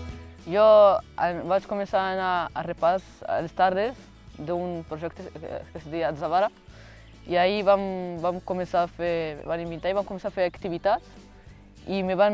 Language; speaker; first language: Catalan; early bilingual, other home language; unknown